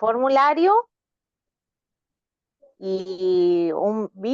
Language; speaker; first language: Portuguese; non-native, learner; Spanish